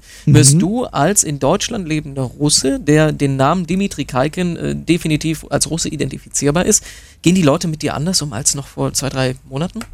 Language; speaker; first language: German; native; German